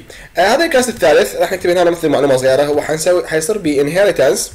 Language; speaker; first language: Arabic; native; Arabic